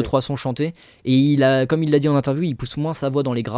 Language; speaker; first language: French; native; French